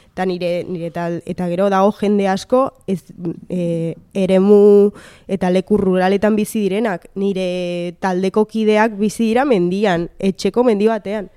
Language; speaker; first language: Basque; non-native, local second language; Spanish